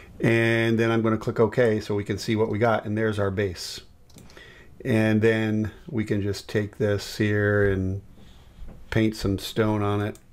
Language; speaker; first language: English; native; English